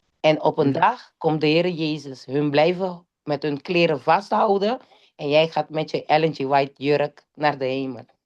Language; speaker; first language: Dutch; non-native, local second language; Papiamento